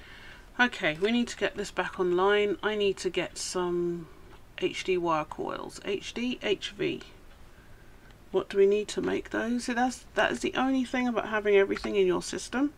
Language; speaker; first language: English; native; English